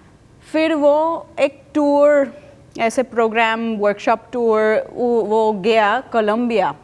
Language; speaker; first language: Hindi; non-native, fluent; Spanish